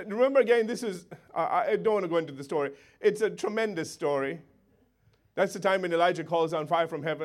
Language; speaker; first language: English; native; English